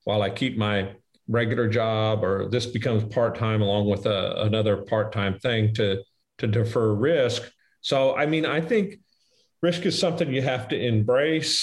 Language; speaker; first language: English; native; English